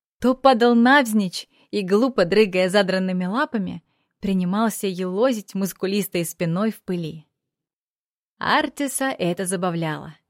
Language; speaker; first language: Russian; native; Russian